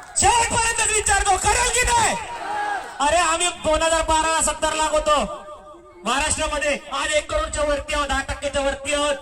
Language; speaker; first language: Marathi; non-native, local second language; Lambadi